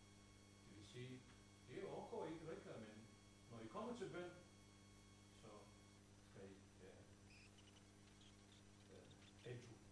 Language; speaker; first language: Danish; non-native, fluent; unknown